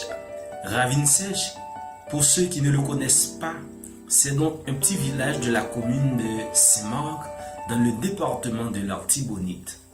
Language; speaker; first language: French; non-native, local second language; Haitian Creole